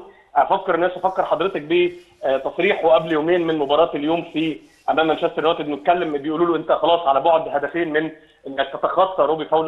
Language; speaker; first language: Arabic; native; Arabic